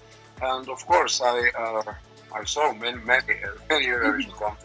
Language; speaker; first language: English; non-native, learner; Croatian